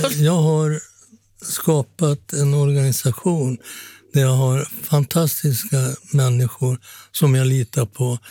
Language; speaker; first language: Swedish; non-native, fluent; Italian